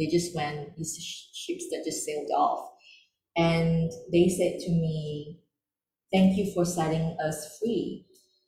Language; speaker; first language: English; non-native, local second language; Chinese